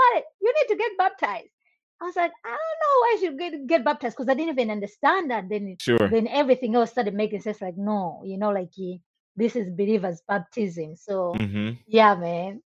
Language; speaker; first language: English; non-native, local second language; Nyanja